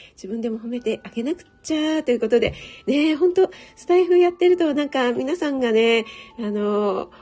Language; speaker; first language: Japanese; native; Japanese